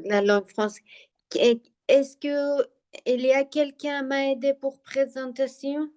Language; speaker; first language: French; non-native, learner; Persian